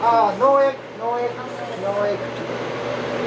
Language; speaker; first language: Japanese; native; Japanese